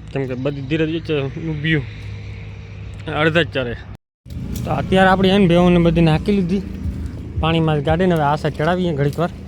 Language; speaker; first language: Gujarati; native; Gujarati